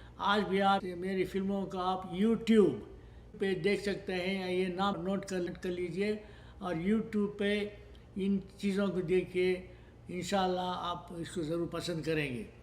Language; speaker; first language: Urdu; native; Urdu